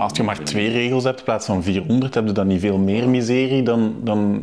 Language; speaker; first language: Dutch; native; Dutch